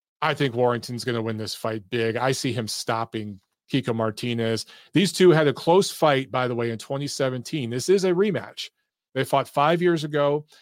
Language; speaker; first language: English; native; English